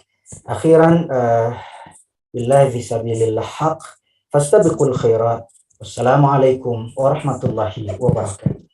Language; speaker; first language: Arabic; non-native, fluent; Indonesian